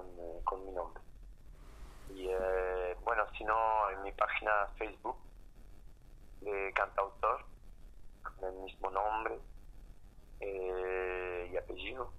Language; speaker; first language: Spanish; non-native, fluent; French